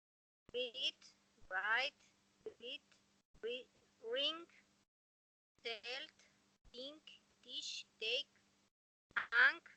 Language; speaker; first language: English; non-native, learner; Spanish